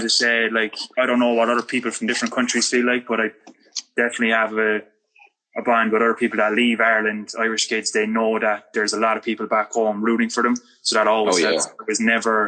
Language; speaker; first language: English; native; English